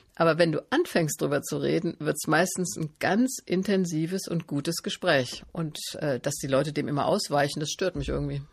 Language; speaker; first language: German; native; German